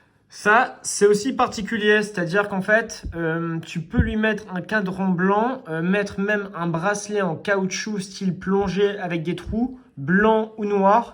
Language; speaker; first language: French; native; French